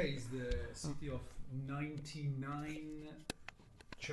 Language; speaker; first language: English; non-native, learner; Italian